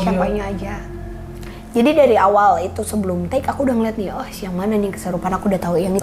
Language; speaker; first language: Indonesian; native; Indonesian